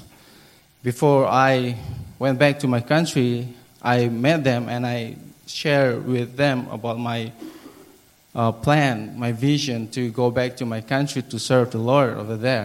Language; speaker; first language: English; non-native, learner; Indonesian